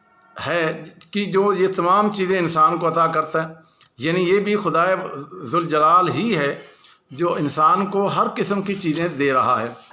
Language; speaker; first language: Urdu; non-native, local second language; Punjabi